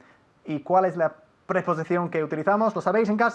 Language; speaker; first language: Spanish; non-native, fluent; English